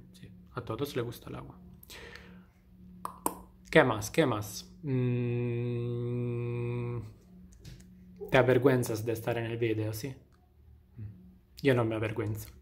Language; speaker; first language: Spanish; non-native, fluent; Italian